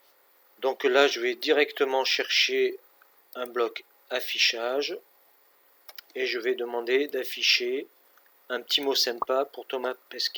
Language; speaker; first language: French; native; French